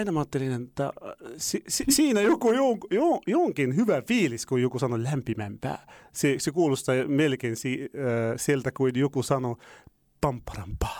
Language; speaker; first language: Finnish; non-native, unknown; Arabic